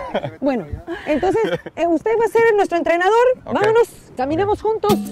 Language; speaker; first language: Spanish; native; Spanish